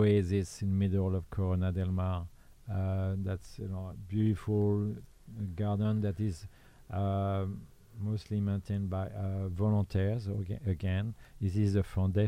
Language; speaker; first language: English; non-native, fluent; French